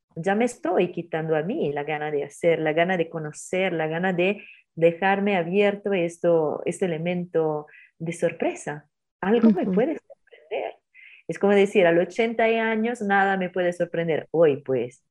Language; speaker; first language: Spanish; non-native, fluent; Italian